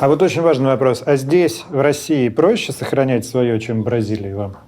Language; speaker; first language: Russian; native; Russian